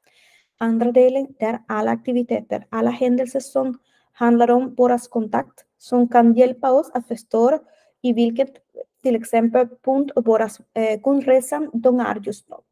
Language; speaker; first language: Swedish; non-native, fluent; Spanish